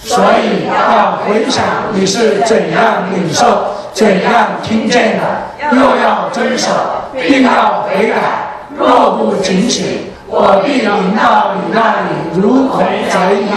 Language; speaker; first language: Chinese; native; Chinese